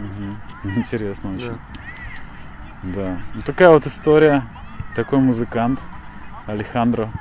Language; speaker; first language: Russian; native; Russian